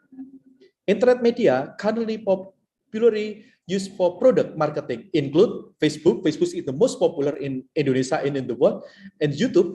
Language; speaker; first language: English; non-native, learner; Indonesian